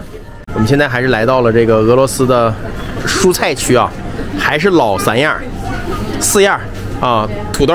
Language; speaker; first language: Chinese; native; Chinese